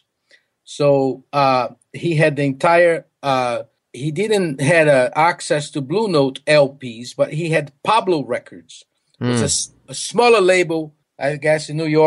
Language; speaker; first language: English; non-native, fluent; Portuguese